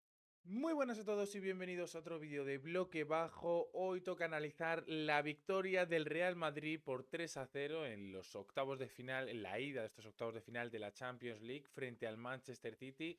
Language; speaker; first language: Spanish; native; Spanish